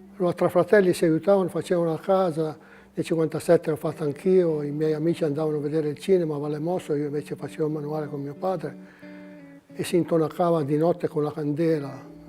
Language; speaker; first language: Italian; native; Italian